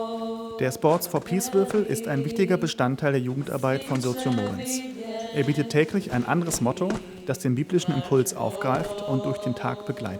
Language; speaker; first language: German; native; German